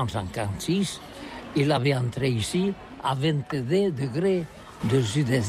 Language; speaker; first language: French; non-native, learner; Catalan